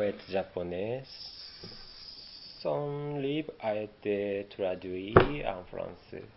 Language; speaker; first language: French; non-native, learner; Japanese